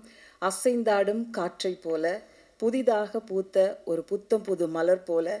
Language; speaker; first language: Tamil; native; Tamil